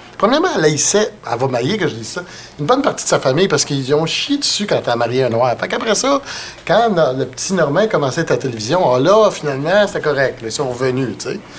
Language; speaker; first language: French; native; French